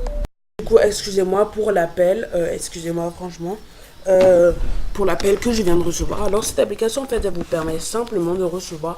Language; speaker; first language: French; native; French